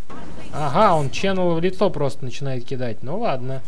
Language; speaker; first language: Russian; native; Russian